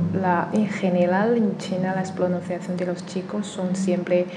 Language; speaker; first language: Spanish; non-native, learner; Chinese